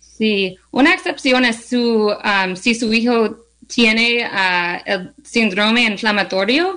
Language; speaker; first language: Spanish; non-native, learner; English